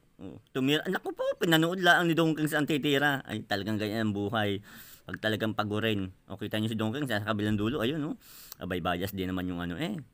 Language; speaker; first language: Filipino; native; Filipino